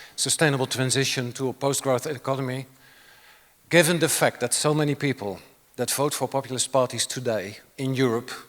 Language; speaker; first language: English; non-native, fluent; Dutch